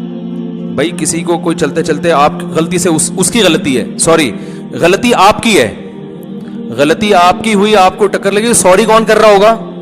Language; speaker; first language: Urdu; native; Urdu